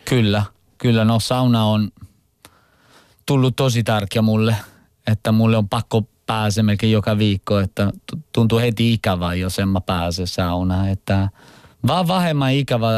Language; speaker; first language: Finnish; non-native, local second language; Italian